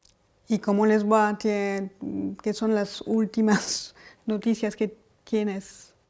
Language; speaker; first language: Spanish; non-native, fluent; French